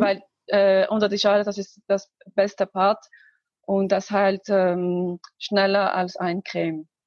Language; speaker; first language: German; non-native, learner; Arabic